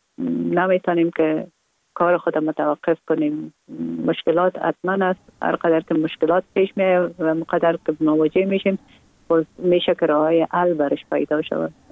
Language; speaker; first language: Persian; native; Persian